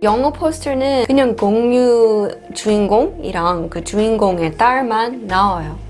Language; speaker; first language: Korean; non-native, fluent; English